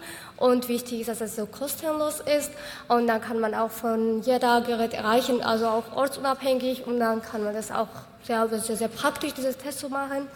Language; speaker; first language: German; non-native, fluent; Georgian